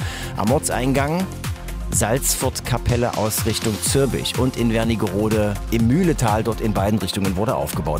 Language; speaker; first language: German; native; German